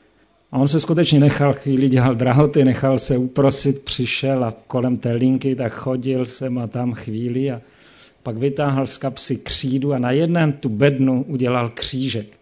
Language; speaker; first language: Czech; native; Czech